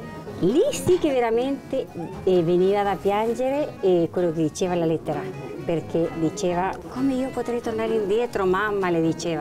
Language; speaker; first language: Italian; early bilingual, heritage; Spanish